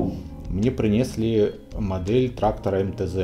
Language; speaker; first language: Belarusian; non-native, local second language; Russian